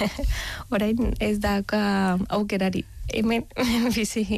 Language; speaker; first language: Basque; non-native, learner; Spanish